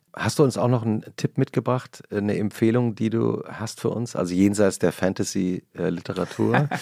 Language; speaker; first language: German; native; German